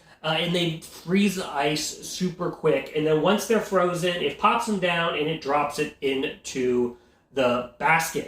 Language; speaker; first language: English; native; English